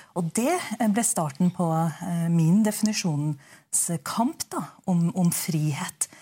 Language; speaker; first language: Norwegian; early bilingual, other home language; Urdu